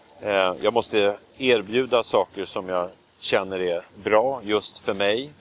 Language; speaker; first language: Swedish; native; Swedish